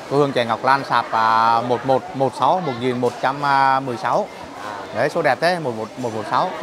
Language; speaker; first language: Vietnamese; native; Vietnamese